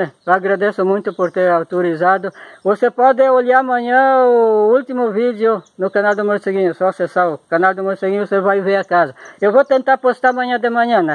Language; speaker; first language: Portuguese; native; Portuguese